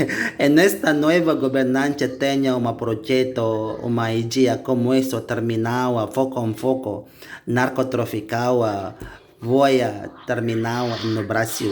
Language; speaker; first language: Portuguese; non-native, learner; Indonesian